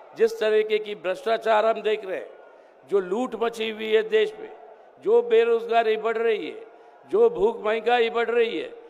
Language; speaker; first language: Hindi; non-native, local second language; Telugu